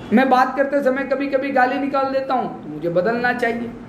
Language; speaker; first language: Hindi; non-native, local second language; Marathi